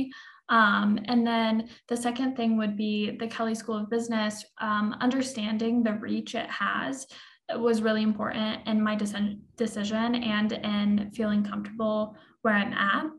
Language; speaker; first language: English; native; English